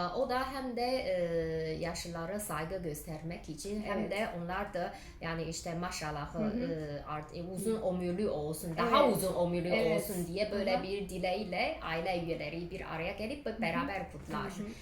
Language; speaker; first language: Turkish; non-native, fluent; Chinese